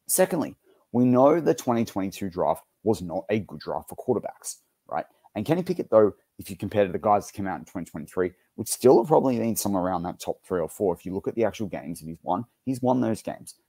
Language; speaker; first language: English; native; English